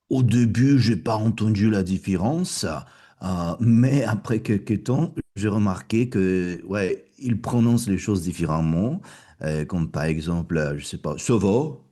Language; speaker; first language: French; non-native, fluent; Russian